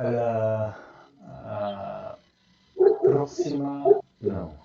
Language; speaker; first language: Spanish; non-native, learner; Korean